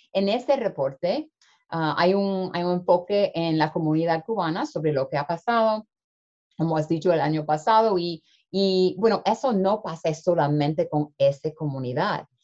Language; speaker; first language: Spanish; early bilingual, heritage; Spanish